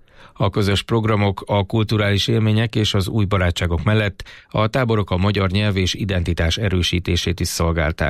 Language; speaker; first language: Hungarian; native; Hungarian